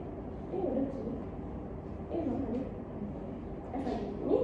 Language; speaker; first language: Indonesian; native; Indonesian